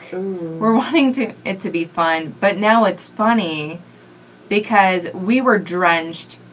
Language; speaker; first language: English; native; English